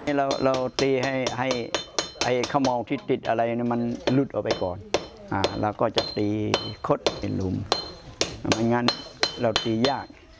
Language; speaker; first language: Thai; non-native, local second language; Pattani Malay